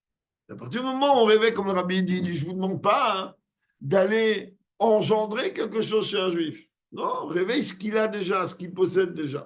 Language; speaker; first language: French; native; French